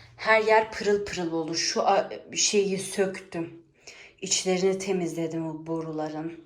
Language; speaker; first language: Turkish; early bilingual, heritage; Turkish